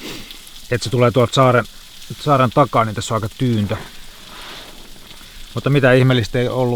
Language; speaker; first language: Finnish; native; Finnish